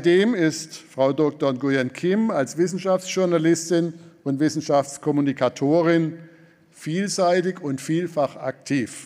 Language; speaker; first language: German; native; German